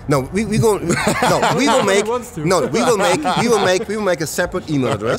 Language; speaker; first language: English; non-native, fluent; German